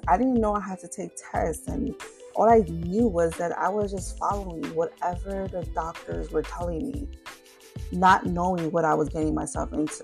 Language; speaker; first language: English; early bilingual, other home language; Spanish